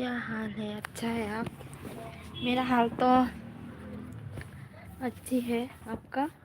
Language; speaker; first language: Hindi; non-native, local second language; Bangla